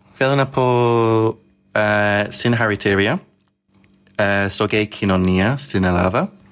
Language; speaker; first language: Greek; non-native, learner; English